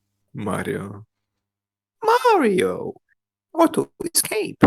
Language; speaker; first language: Russian; early bilingual, heritage; Russian